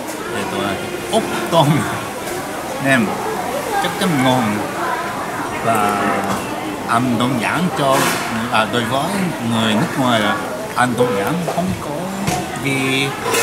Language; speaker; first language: Vietnamese; non-native, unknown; Japanese